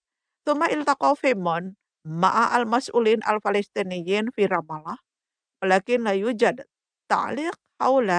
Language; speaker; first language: Arabic; non-native, fluent; Indonesian